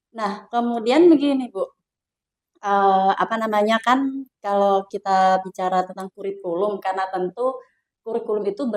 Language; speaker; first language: Indonesian; non-native, local second language; Javanese